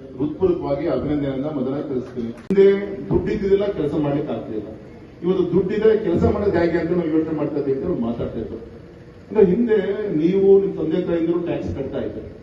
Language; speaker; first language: Kannada; native; Kannada